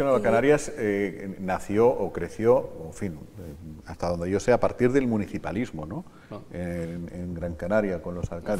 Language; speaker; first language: Spanish; native; Spanish